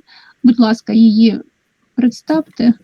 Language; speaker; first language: Ukrainian; native; Ukrainian